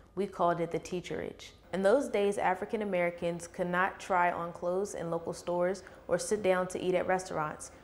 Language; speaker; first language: English; native; English